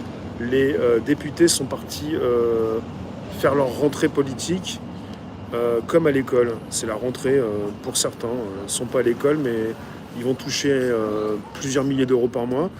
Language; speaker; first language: French; native; French